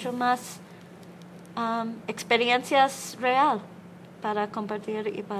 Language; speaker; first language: Spanish; non-native, learner; English